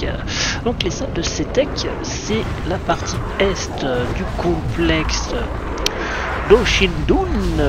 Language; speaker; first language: French; native; French